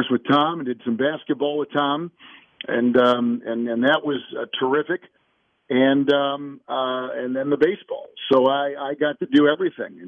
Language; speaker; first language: English; native; English